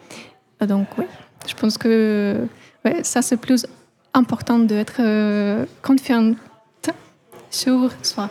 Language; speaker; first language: French; non-native, fluent; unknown